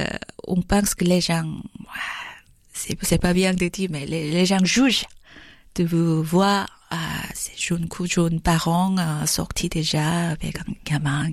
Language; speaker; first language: French; non-native, fluent; Korean